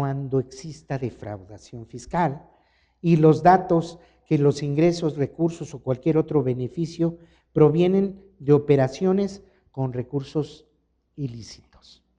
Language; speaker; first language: Spanish; native; Spanish